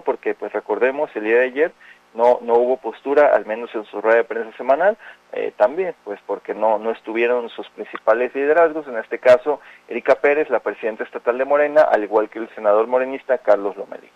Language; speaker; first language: Spanish; native; Spanish